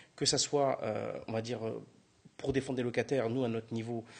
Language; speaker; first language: French; native; French